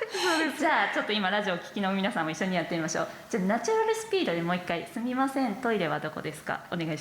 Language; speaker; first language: Japanese; native; Japanese